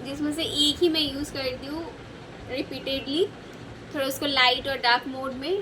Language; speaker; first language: Hindi; non-native, local second language; Bangla